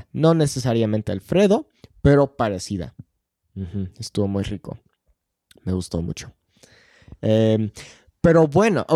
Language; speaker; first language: Spanish; non-native, fluent; English